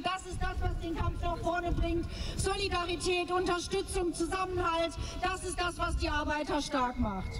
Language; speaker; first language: German; native; German